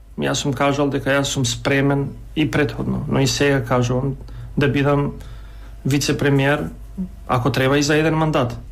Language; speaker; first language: Macedonian; non-native, local second language; Albanian